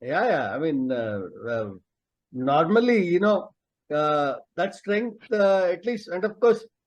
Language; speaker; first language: English; non-native, local second language; Telugu